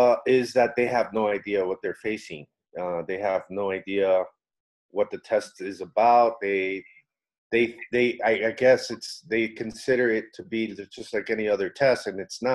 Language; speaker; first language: English; native; English